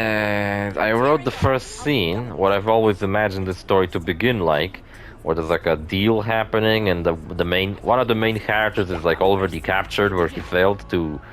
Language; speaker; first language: English; non-native, fluent; Polish